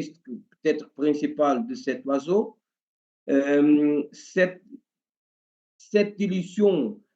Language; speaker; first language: French; non-native, learner; Portuguese